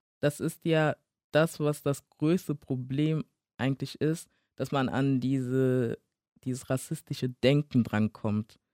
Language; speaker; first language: German; early bilingual, other home language; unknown